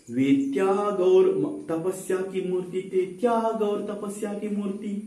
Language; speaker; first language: Hindi; non-native, local second language; Kannada